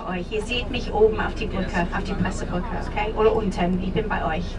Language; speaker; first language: German; non-native, fluent; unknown